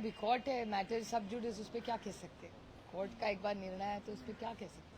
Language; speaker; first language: Hindi; non-native, local second language; Marathi